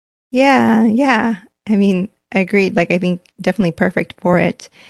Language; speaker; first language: English; early bilingual, other home language; Spanish